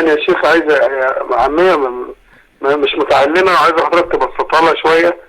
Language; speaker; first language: Arabic; native; Arabic